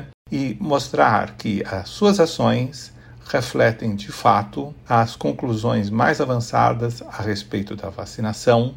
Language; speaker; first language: Portuguese; native; Portuguese